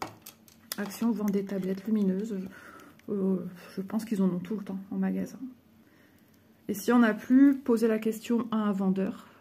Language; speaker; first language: French; native; French